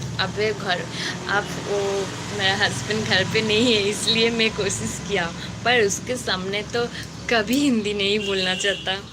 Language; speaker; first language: Hindi; non-native, local second language; Bangla